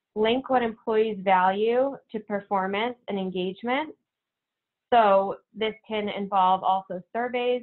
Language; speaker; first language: English; native; English